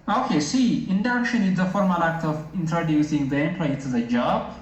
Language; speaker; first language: English; non-native, local second language; Amharic